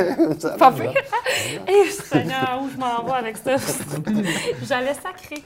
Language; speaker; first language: French; native; French